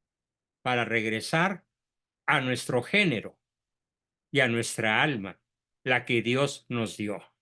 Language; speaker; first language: Spanish; native; Spanish